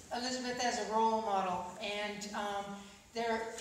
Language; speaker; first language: English; native; English